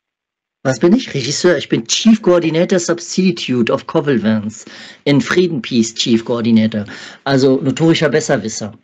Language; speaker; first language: German; native; German